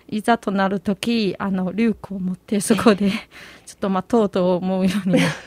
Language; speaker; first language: Japanese; non-native, fluent; Chinese